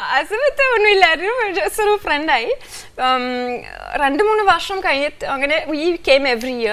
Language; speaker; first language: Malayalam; non-native, fluent; French